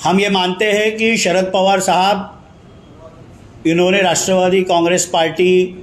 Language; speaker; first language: Hindi; non-native, local second language; Marathi